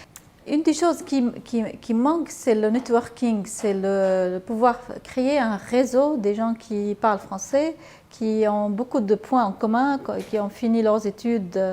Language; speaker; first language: French; non-native, fluent; Arabic